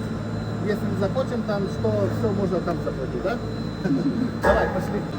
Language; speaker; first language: Russian; non-native, learner; Lithuanian